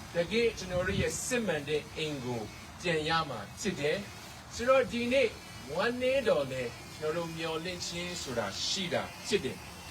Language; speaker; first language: Burmese; non-native, local second language; Kachin